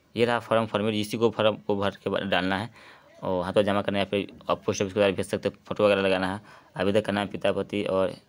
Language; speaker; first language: Hindi; native; Hindi